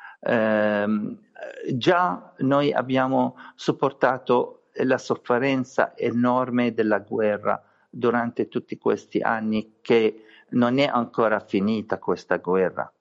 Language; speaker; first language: Italian; non-native, fluent; Arabic